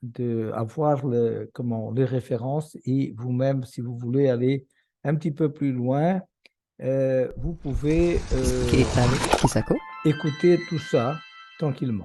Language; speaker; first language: French; non-native, fluent; Portuguese